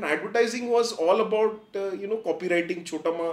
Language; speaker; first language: English; non-native, local second language; Kannada